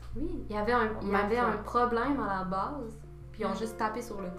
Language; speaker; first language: French; native; French